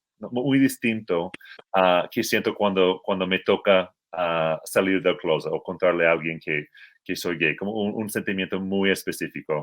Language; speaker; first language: Spanish; non-native, fluent; English